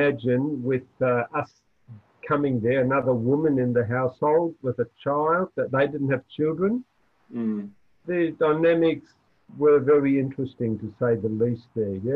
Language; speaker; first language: English; non-native, fluent; German